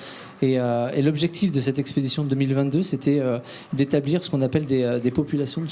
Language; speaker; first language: French; native; French